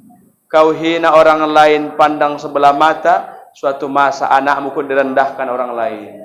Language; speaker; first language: Indonesian; native; Indonesian